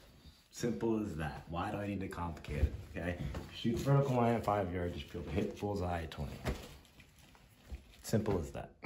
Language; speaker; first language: English; native; English